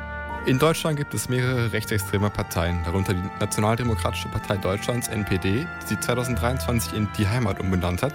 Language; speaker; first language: German; native; German